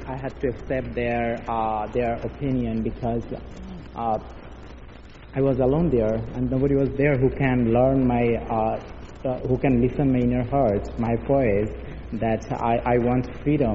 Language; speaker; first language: English; non-native, local second language; Bangla